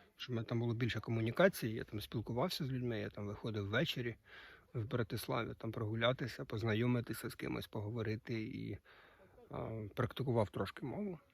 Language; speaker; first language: Ukrainian; native; Ukrainian